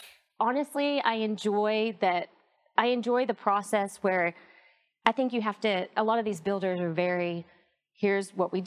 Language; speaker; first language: English; native; English